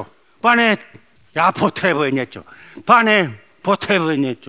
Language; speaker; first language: Czech; non-native, learner; Korean